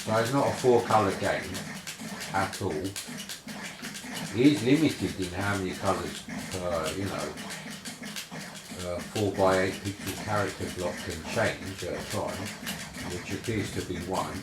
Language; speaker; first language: English; native; English